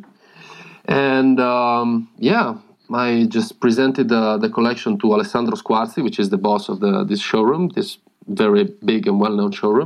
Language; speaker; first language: English; non-native, fluent; Italian